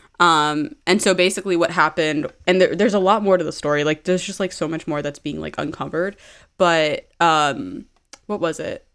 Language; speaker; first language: English; early bilingual, other home language; Amharic